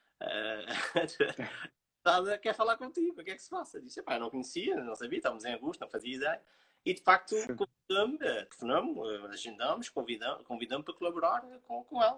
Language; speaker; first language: Portuguese; native; Portuguese